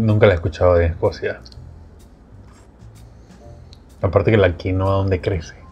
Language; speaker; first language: Spanish; native; Spanish